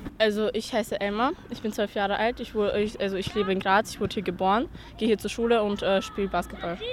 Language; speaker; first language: German; early bilingual, other home language; Bosnian